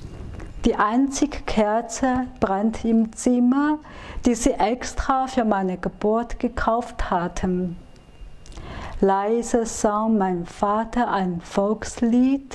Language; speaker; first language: German; non-native, fluent; Chinese